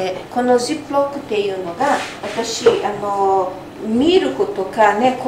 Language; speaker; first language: Japanese; non-native, fluent; Portuguese